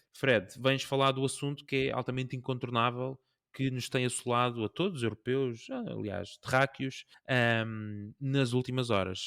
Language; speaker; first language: Portuguese; native; Portuguese